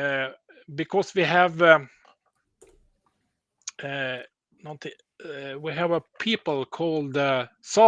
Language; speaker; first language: English; non-native, learner; Swedish